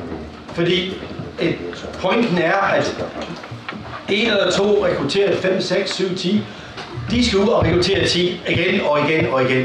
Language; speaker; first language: Danish; non-native, fluent; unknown